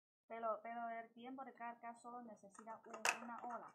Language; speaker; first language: Spanish; non-native, learner; Chinese